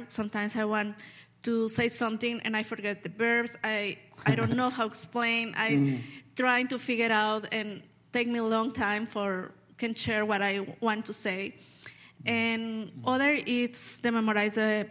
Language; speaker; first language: English; non-native, learner; Spanish